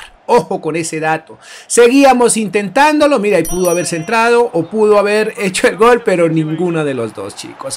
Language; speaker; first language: Spanish; native; Spanish